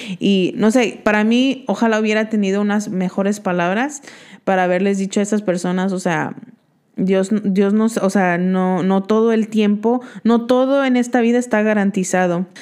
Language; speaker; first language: Spanish; early bilingual, heritage; Spanish